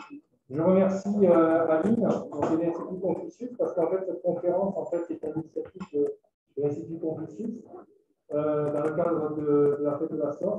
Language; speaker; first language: French; native; French